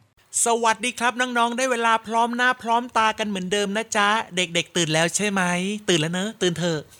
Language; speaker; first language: Thai; native; Thai